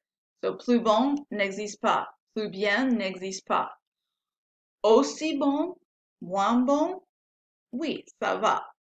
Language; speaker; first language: French; non-native, fluent; English